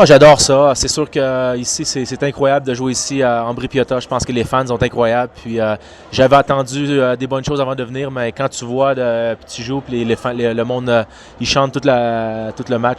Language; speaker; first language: French; native; French